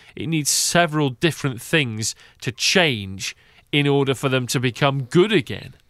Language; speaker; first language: English; native; English